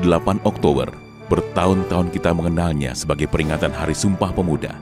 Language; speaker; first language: Indonesian; native; Indonesian